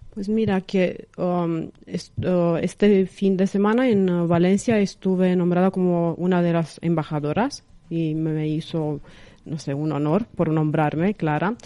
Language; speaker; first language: Spanish; non-native, fluent; Romanian